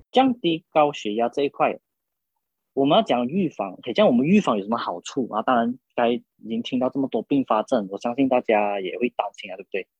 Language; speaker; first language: Chinese; native; Chinese